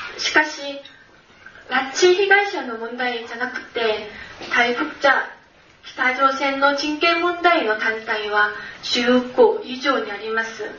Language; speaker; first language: Japanese; non-native, learner; Korean